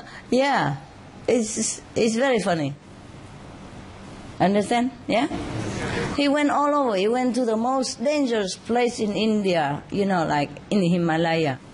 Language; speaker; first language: English; non-native, fluent; Vietnamese